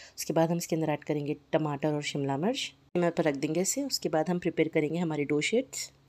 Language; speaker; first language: Hindi; non-native, local second language; Urdu